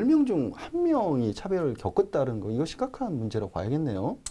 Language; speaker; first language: Korean; native; Korean